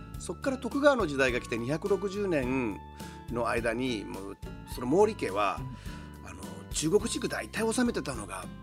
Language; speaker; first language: Japanese; native; Japanese